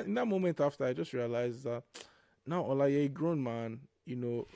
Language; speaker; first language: English; non-native, local second language; Yoruba